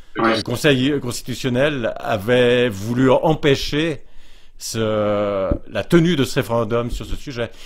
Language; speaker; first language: French; native; French